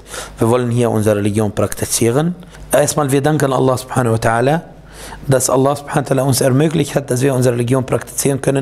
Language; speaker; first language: German; non-native, fluent; Arabic